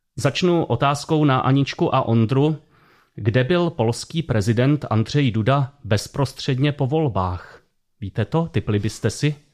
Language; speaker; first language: Czech; native; Czech